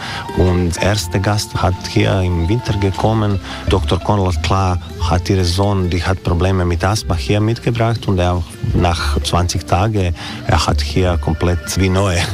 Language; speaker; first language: German; non-native, learner; Croatian